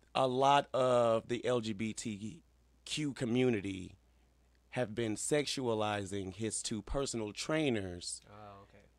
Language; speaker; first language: English; native; English